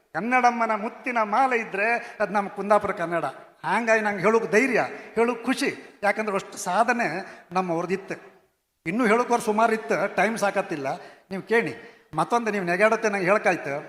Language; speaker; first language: Kannada; non-native, local second language; Konkani